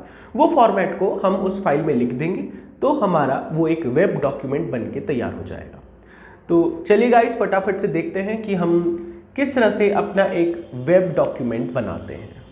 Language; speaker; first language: Hindi; native; Hindi